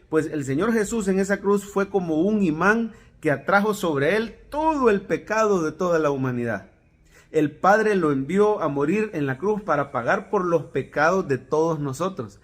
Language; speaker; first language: Spanish; native; Spanish